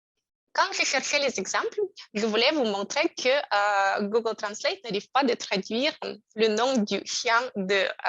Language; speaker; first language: French; non-native, fluent; Russian